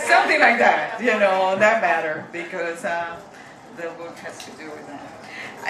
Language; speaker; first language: English; non-native, fluent; Spanish